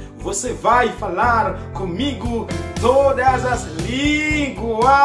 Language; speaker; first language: Portuguese; non-native, fluent; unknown